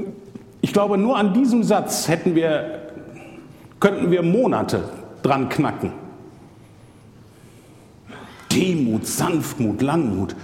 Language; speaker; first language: German; native; German